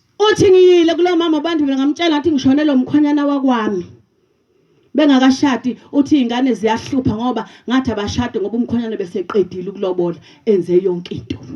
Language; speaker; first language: Zulu; native; Zulu